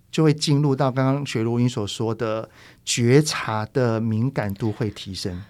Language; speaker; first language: Chinese; native; Chinese